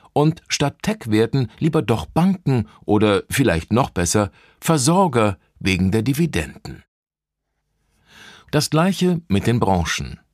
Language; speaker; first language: German; native; German